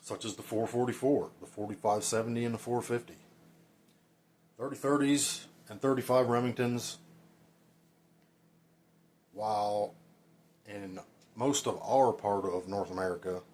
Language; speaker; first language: English; native; English